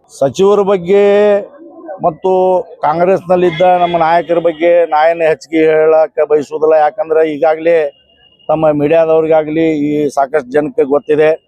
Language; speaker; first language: Kannada; native; Kannada